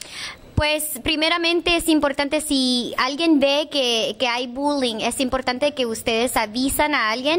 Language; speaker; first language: Spanish; early bilingual, heritage; English